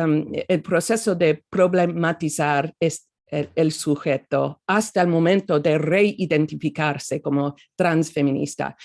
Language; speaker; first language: Spanish; non-native, fluent; English